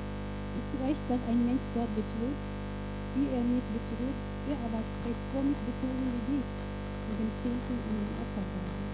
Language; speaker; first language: German; non-native, fluent; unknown